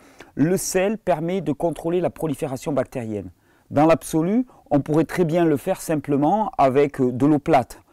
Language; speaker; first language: French; native; French